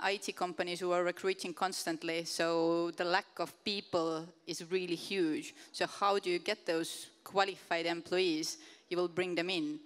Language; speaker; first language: English; non-native, fluent; Estonian